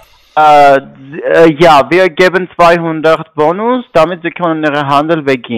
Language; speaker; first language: German; non-native, learner; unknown